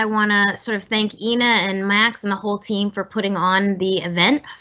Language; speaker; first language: English; native; English